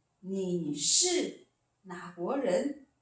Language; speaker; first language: Chinese; non-native, fluent; Korean